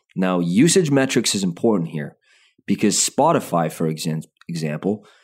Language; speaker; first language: English; native; English